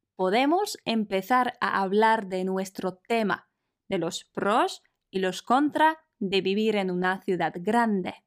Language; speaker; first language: Spanish; non-native, fluent; Polish